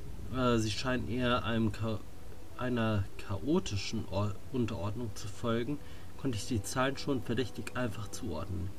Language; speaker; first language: German; native; German